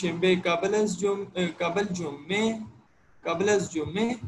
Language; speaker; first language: Persian; non-native, learner; Urdu